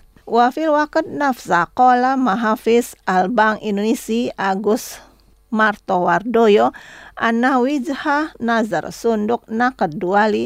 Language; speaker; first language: Arabic; non-native, fluent; Indonesian